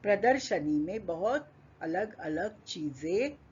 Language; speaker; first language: Hindi; non-native, local second language; Marathi